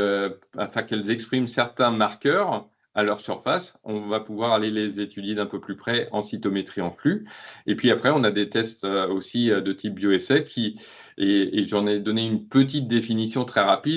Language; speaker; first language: French; native; French